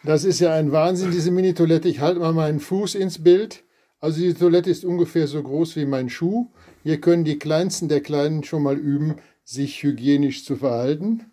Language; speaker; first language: German; native; German